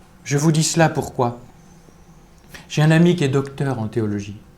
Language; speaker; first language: French; native; French